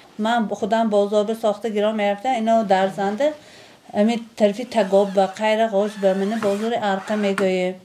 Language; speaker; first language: Tajik; native; Tajik